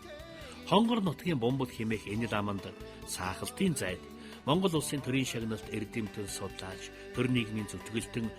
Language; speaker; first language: Mongolian; native; Mongolian